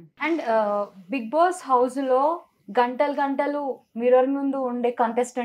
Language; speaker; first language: Telugu; native; Telugu